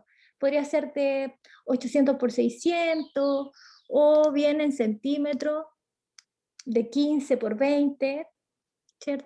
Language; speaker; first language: Spanish; native; Spanish